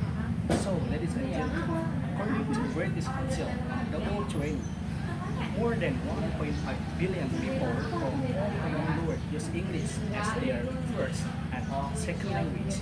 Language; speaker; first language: English; non-native, learner; Indonesian